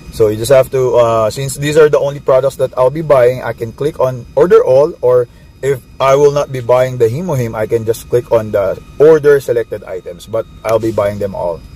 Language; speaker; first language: English; non-native, local second language; Filipino